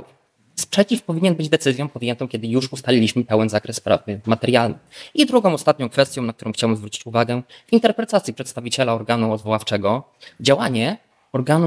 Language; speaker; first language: Polish; native; Polish